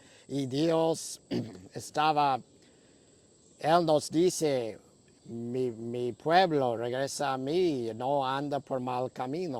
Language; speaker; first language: Spanish; non-native, fluent; English